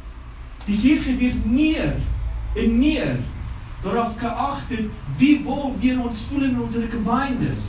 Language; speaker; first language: German; non-native, fluent; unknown